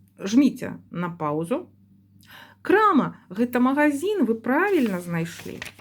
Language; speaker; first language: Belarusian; non-native, local second language; Russian